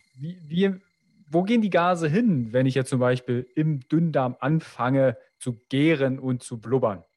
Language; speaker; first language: German; native; German